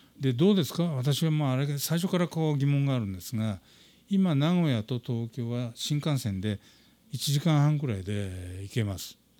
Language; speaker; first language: Japanese; native; Japanese